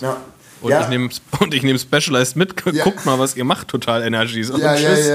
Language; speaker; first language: German; native; German